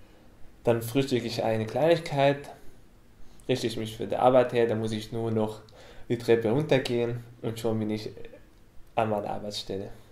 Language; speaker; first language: German; non-native, fluent; Arabic